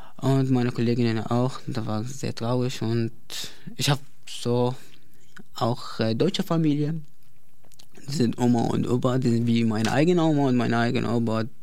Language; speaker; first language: German; non-native, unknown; Arabic